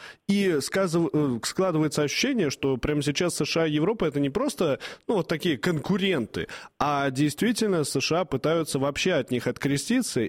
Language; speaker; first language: Russian; native; Russian